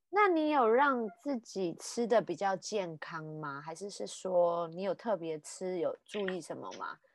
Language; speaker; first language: Chinese; native; Chinese